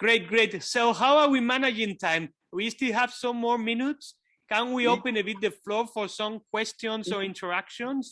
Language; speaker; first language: English; non-native, fluent; Kabuverdianu